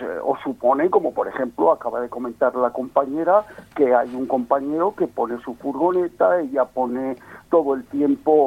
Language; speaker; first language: Spanish; native; Spanish